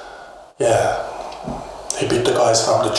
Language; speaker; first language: English; non-native, fluent; Persian